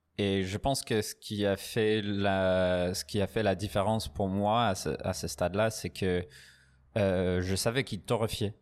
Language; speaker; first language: French; non-native, fluent; English